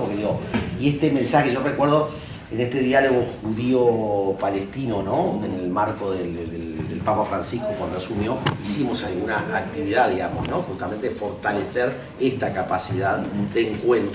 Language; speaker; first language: Spanish; native; Spanish